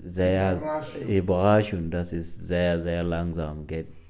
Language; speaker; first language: German; non-native, learner; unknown